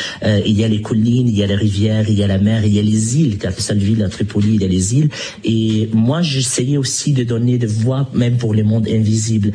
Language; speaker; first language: French; non-native, local second language; Arabic